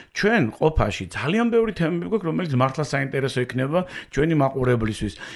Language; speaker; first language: Georgian; native; Georgian